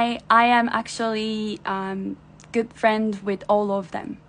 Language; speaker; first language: English; non-native, fluent; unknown